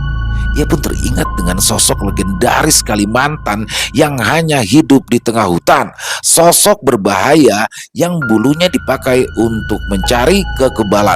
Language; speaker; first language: Indonesian; native; Indonesian